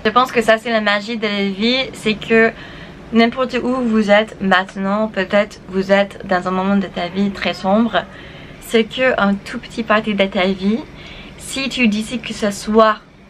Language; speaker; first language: French; non-native, fluent; English